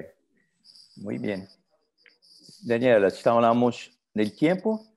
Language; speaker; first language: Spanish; non-native, learner; Portuguese